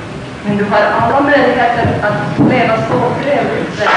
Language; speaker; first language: Swedish; non-native, learner; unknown